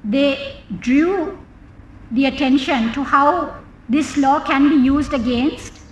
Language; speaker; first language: English; non-native, local second language; Sinhala